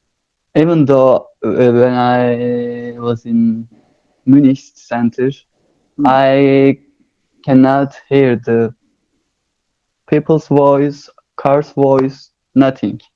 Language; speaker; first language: English; non-native, learner; Turkish